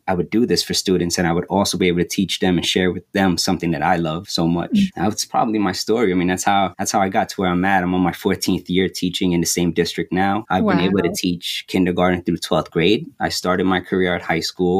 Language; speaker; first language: English; native; English